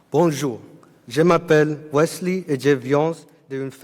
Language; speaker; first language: French; non-native, learner; Spanish